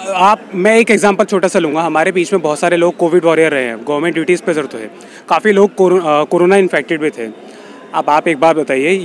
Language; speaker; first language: Hindi; native; Hindi